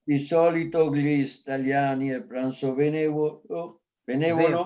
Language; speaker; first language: Italian; non-native, learner; Spanish